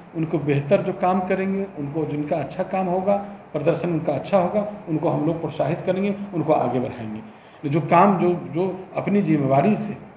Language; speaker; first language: Hindi; native; Hindi